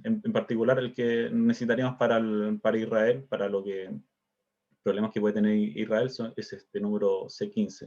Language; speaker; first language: Spanish; native; Spanish